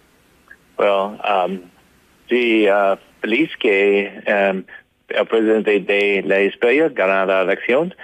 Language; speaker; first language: Spanish; non-native, learner; English